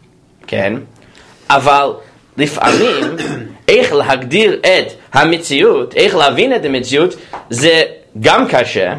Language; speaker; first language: Hebrew; non-native, fluent; English